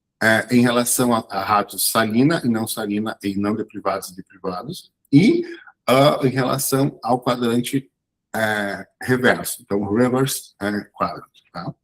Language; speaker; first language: Portuguese; native; Portuguese